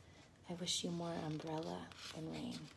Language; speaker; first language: English; native; English